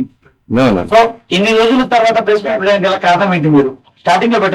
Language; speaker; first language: Telugu; native; Telugu